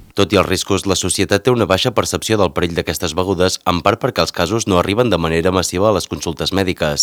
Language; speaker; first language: Catalan; native; Catalan